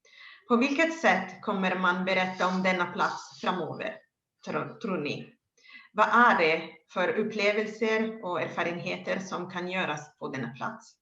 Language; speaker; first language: Swedish; non-native, fluent; Italian